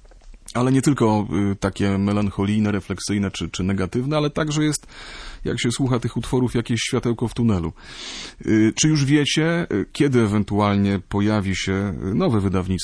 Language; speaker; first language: Polish; native; Polish